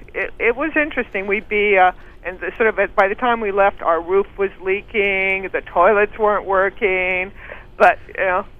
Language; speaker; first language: English; native; English